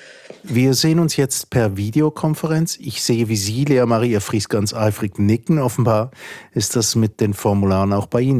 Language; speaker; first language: German; native; German